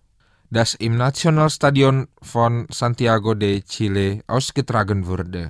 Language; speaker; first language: German; non-native, fluent; Indonesian